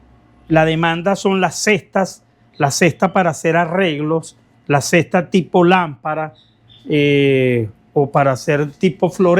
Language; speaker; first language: Spanish; native; Spanish